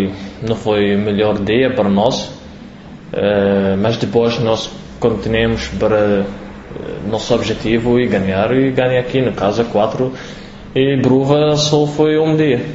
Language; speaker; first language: Portuguese; non-native, learner; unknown